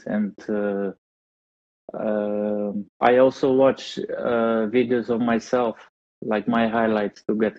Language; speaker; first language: English; non-native, fluent; Dutch